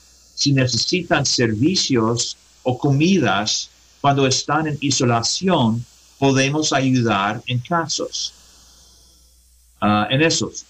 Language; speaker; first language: Spanish; non-native, learner; English